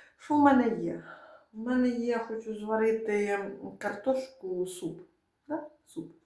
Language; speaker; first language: Ukrainian; native; Ukrainian